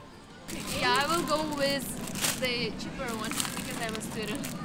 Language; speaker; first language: English; non-native, learner; Uzbek